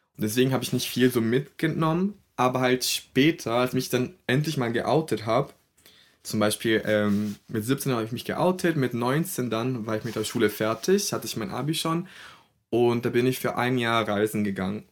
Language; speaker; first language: German; non-native, fluent; Portuguese